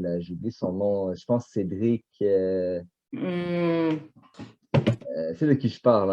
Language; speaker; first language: French; native; French